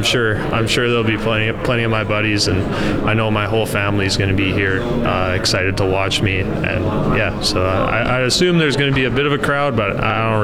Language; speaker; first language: English; native; English